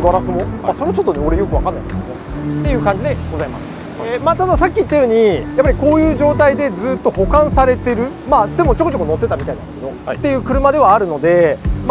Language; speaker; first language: Japanese; native; Japanese